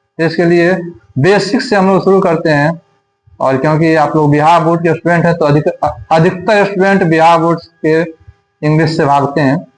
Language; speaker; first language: Hindi; native; Hindi